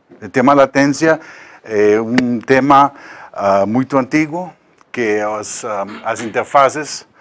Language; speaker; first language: Portuguese; non-native, learner; Spanish